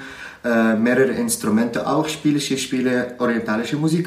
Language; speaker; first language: German; non-native, learner; Arabic